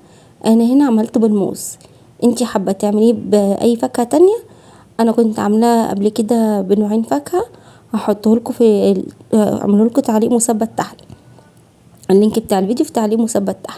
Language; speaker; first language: Arabic; native; Arabic